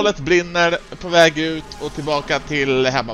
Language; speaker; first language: Swedish; native; Swedish